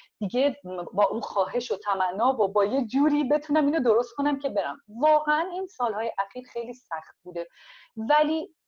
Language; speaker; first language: Persian; non-native, local second language; Azerbaijani